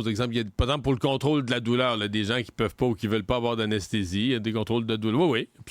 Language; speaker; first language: French; native; French